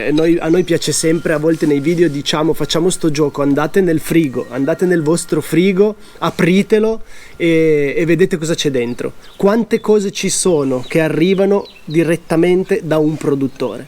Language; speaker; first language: Italian; native; Italian